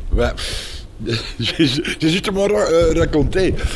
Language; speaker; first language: French; non-native, fluent; Dutch